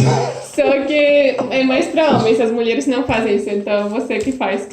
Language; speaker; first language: Portuguese; non-native, fluent; Polish